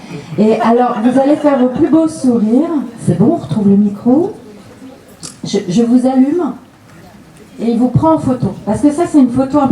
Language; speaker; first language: French; native; French